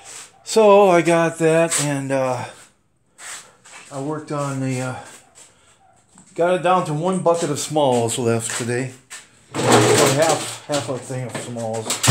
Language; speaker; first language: English; native; English